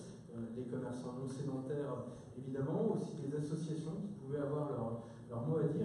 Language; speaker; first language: French; native; French